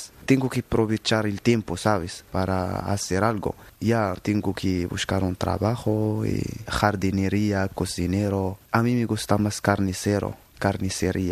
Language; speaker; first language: Spanish; non-native, learner; Arabic